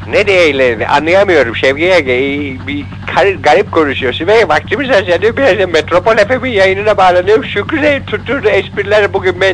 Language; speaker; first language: Turkish; native; Turkish